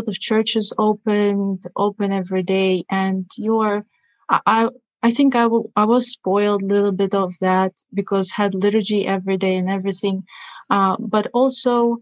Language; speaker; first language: English; non-native, fluent; Russian